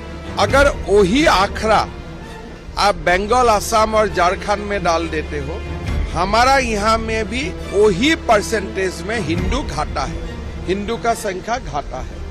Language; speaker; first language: Hindi; non-native, local second language; Assamese